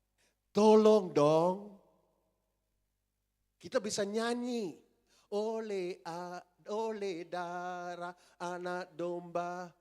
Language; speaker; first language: Indonesian; non-native, fluent; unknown